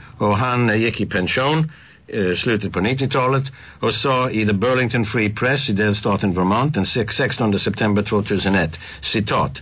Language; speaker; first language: Swedish; non-native, fluent; English